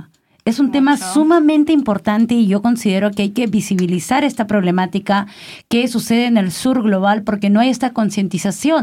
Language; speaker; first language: Spanish; native; Spanish